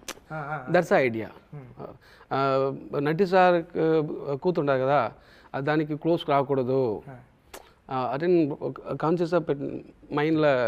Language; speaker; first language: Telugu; non-native, local second language; Tamil